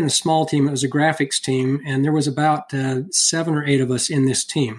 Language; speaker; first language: English; native; English